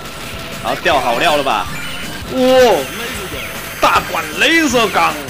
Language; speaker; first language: Chinese; native; Chinese